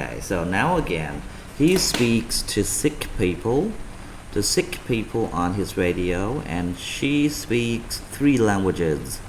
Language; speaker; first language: English; non-native, fluent; Vietnamese